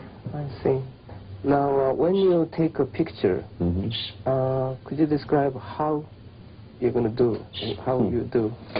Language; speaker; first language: English; non-native, fluent; Japanese